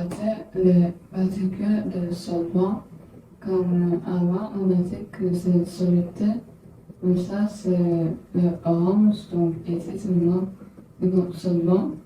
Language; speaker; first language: French; non-native, learner; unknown